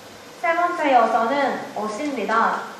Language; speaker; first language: Korean; non-native, learner; Japanese